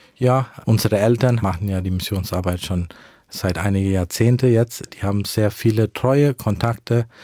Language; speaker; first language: German; early bilingual, heritage; German